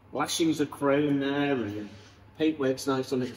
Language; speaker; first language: English; native; English